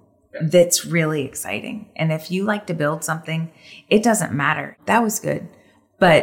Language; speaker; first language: English; native; English